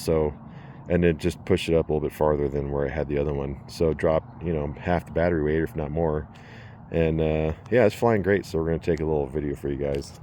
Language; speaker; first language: English; native; English